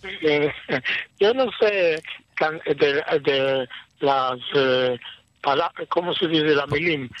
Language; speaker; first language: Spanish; early bilingual, heritage; Hebrew